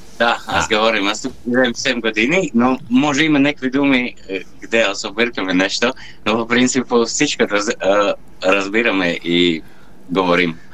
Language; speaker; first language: Bulgarian; non-native, learner; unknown